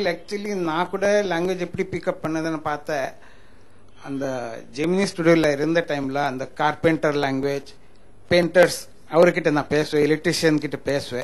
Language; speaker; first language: Tamil; non-native, local second language; Marathi